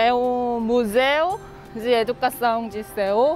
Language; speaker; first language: Portuguese; non-native, fluent; Korean